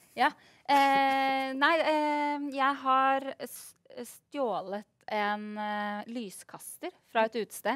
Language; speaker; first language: Norwegian; native; Norwegian